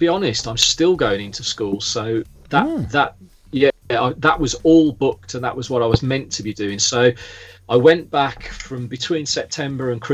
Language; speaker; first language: English; native; English